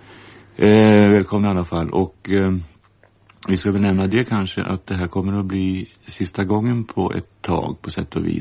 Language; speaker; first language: Swedish; native; Swedish